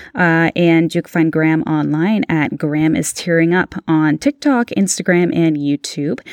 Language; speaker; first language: English; native; English